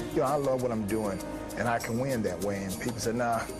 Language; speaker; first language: English; native; English